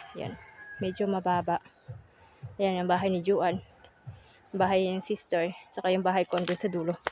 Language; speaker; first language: Filipino; non-native, local second language; Hiligaynon